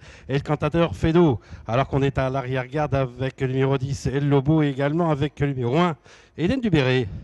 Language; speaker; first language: French; native; French